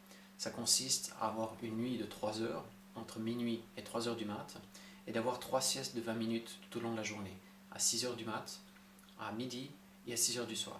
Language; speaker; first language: French; native; French